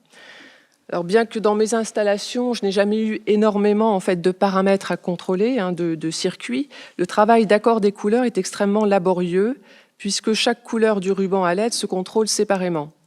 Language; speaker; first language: French; native; French